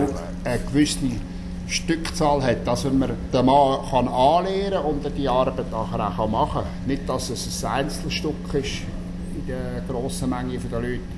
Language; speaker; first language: German; native; German